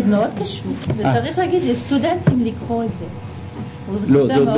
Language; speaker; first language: Hebrew; non-native, fluent; French